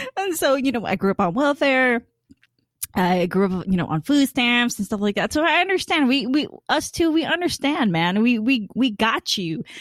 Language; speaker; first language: English; early bilingual, other home language; Khmer